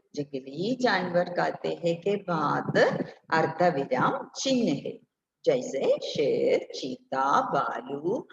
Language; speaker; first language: Hindi; non-native, local second language; Malayalam